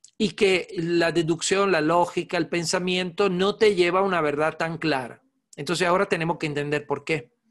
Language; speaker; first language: Spanish; non-native, fluent; Italian